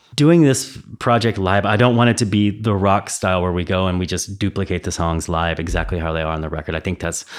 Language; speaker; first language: English; native; English